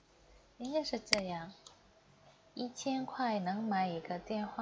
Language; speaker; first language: Chinese; non-native, fluent; Indonesian